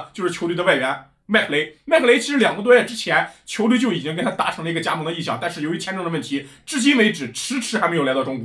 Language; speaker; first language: Chinese; native; Chinese